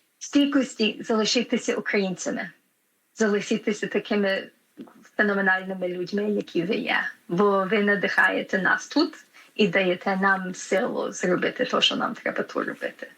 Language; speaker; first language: Ukrainian; early bilingual, heritage; Ukrainian